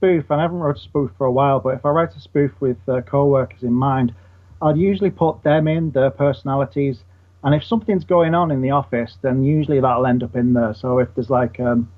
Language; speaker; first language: English; native; English